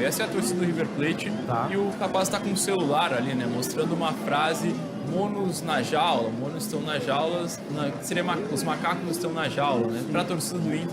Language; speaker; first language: Portuguese; native; Portuguese